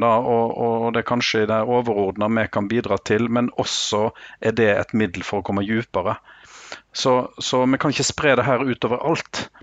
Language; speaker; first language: Norwegian; native; Norwegian